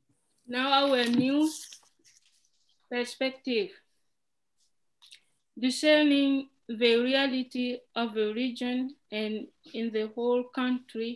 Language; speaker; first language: English; non-native, fluent; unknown